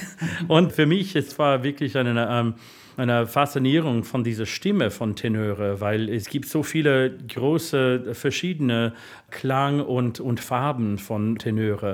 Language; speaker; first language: German; non-native, fluent; English